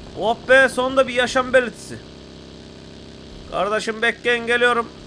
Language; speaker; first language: Turkish; native; Turkish